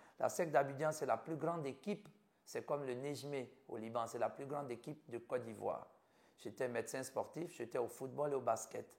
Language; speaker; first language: French; native; French